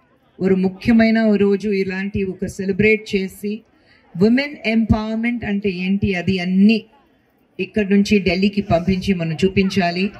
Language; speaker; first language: Telugu; non-native, fluent; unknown